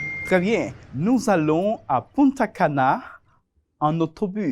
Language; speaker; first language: French; non-native, fluent; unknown